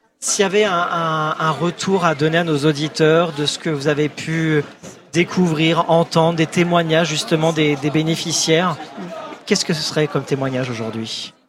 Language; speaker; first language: French; native; French